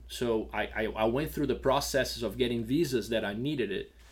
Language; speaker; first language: English; non-native, fluent; Portuguese